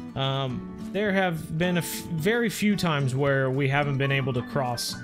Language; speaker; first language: English; native; English